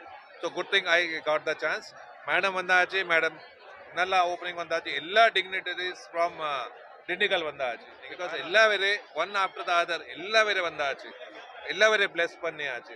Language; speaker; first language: Tamil; non-native, learner; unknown